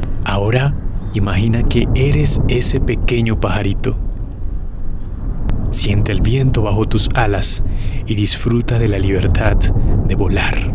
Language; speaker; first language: Spanish; native; Spanish